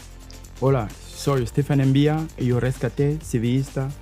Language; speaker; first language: Spanish; non-native, learner; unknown